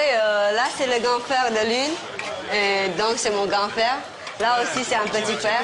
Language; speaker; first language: French; non-native, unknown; Chinese